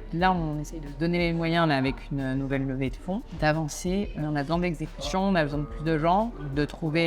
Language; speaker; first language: French; native; French